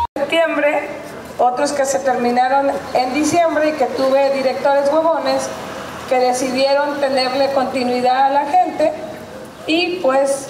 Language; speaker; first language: Spanish; native; Spanish